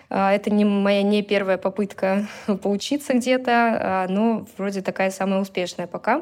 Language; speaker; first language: Russian; native; Russian